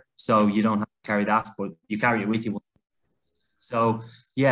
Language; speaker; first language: English; native; English